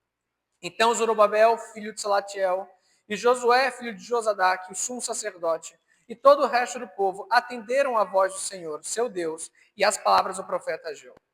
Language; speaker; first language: Portuguese; native; Portuguese